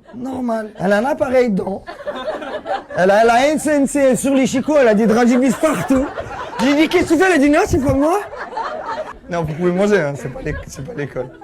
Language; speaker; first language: French; early bilingual, other home language; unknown